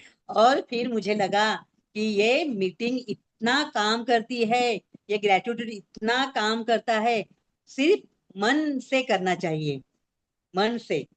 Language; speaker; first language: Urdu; non-native, local second language; Marathi